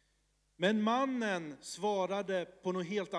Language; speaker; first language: Swedish; early bilingual, other home language; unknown